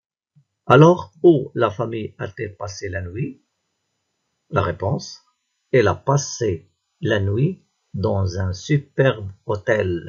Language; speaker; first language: French; non-native, local second language; Arabic